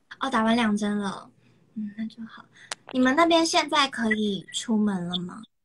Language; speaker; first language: Chinese; native; Chinese